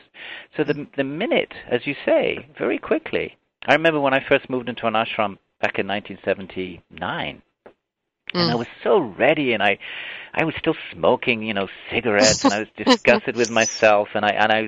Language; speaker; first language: English; native; English